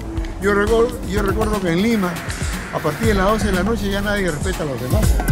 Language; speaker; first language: Spanish; native; Spanish